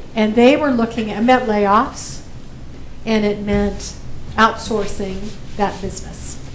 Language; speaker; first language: English; native; English